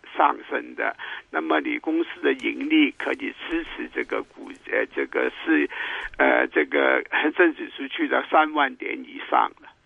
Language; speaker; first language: Chinese; non-native, local second language; Cantonese